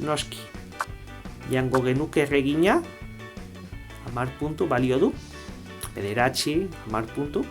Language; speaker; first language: Basque; non-native, local second language; Spanish